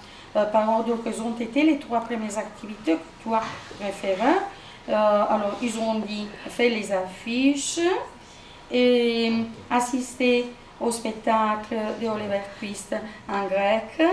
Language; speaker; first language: French; non-native, fluent; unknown